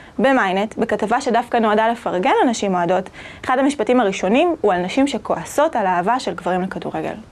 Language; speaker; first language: Hebrew; native; Hebrew